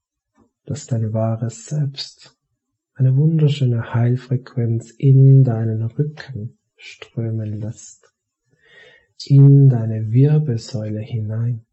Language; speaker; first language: German; native; German